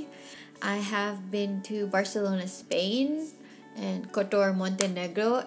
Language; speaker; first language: English; non-native, local second language; Filipino